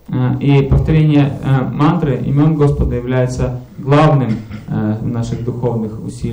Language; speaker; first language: Russian; native; Russian